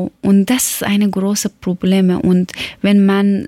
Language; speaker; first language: German; non-native, learner; Persian